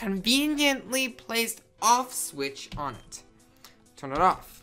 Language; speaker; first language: English; native; English